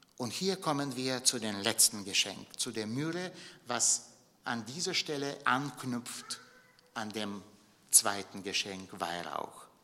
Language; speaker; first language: German; non-native, fluent; Bulgarian